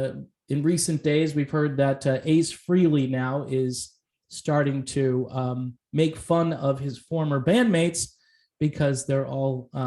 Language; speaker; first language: English; native; English